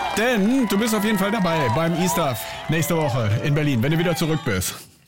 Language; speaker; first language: German; native; German